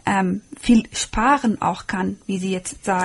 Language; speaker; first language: German; non-native, fluent; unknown